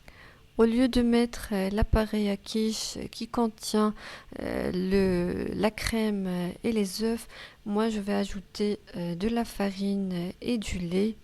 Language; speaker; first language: French; non-native, local second language; Arabic